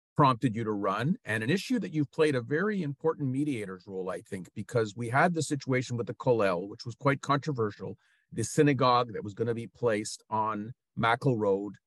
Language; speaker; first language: English; native; English